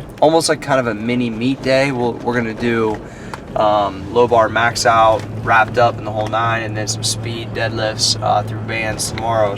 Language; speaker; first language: English; native; English